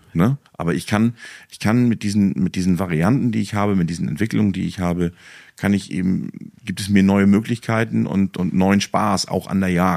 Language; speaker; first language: German; native; German